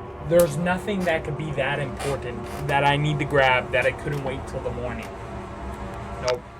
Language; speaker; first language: English; native; English